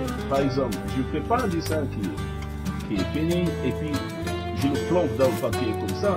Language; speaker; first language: French; non-native, local second language; Arabic